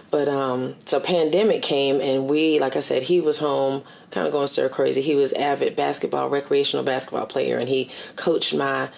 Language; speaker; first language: English; native; English